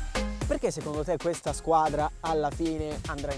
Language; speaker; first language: Italian; native; Italian